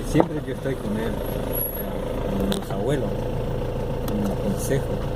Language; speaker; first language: Spanish; non-native, local second language; Guarani